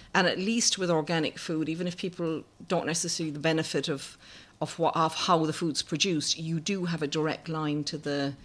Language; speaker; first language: English; native; English